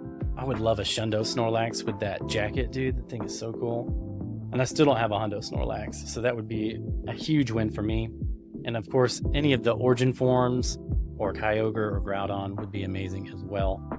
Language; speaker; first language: English; native; English